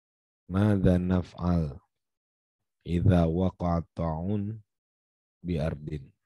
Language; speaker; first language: Arabic; non-native, fluent; Indonesian